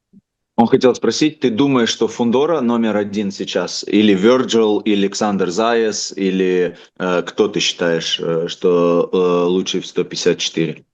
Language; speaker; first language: Russian; native; Russian